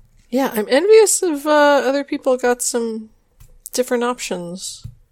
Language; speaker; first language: English; native; English